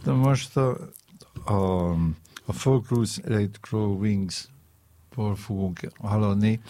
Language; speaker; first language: Hungarian; non-native, fluent; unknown